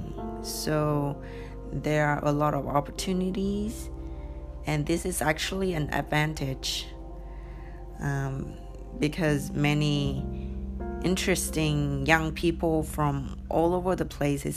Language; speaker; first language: English; non-native, fluent; Vietnamese